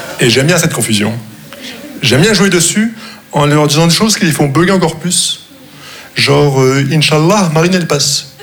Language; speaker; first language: French; non-native, local second language; Arabic